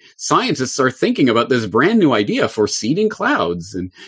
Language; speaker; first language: English; native; English